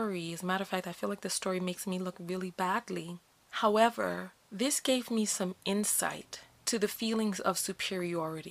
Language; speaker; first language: English; native; English